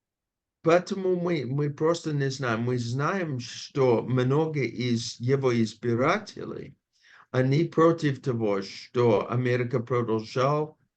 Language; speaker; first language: Russian; non-native, fluent; English